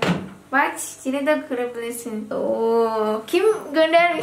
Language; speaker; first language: Turkish; non-native, learner; Indonesian